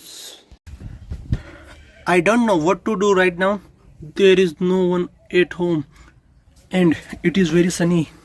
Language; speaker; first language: English; non-native, learner; Hindi